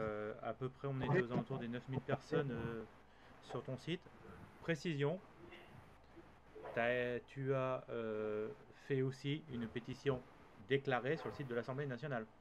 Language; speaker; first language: French; native; French